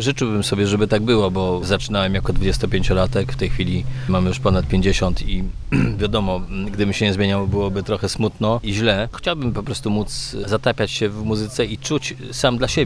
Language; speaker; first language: Polish; native; Polish